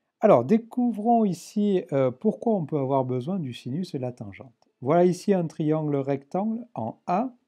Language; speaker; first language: French; native; French